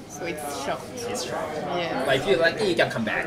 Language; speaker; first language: English; non-native, fluent; Japanese